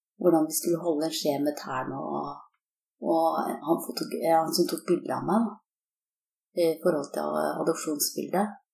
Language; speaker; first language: Norwegian; early bilingual, other home language; Korean